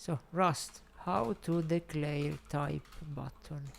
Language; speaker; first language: English; non-native, fluent; Italian